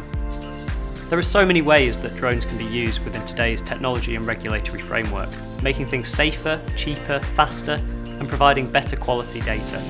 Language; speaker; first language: English; native; English